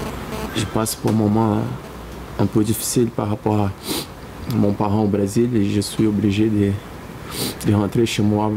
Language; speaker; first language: French; non-native, fluent; Portuguese